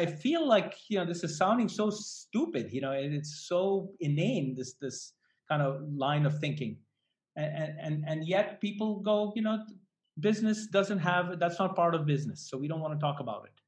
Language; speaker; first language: English; non-native, local second language; Hindi